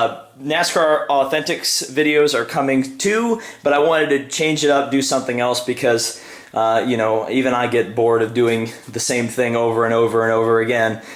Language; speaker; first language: English; native; English